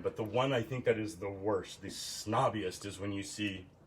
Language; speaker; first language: English; native; English